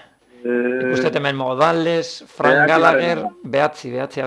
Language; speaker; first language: Basque; native; Basque